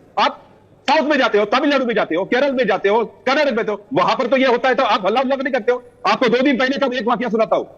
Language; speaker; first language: Hindi; non-native, local second language; Marathi